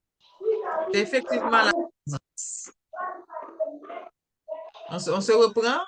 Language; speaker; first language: French; native; French